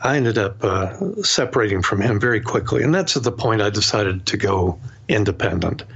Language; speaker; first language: English; native; English